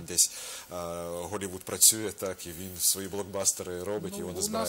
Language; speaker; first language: Ukrainian; native; Ukrainian